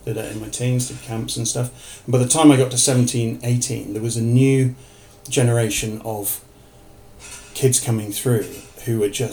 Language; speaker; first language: English; native; English